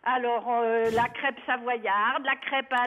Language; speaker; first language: French; native; French